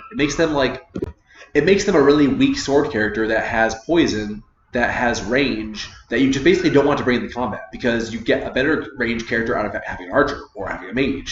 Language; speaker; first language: English; native; English